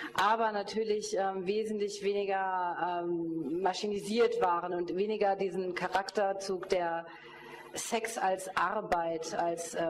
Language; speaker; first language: German; native; German